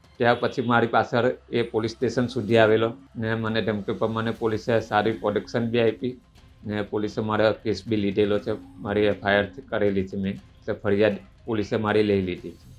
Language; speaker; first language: Gujarati; non-native, local second language; Urdu